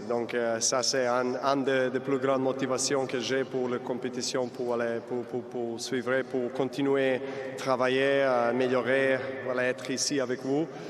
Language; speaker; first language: French; non-native, learner; Serbian